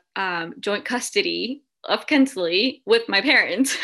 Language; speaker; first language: English; early bilingual, other home language; Spanish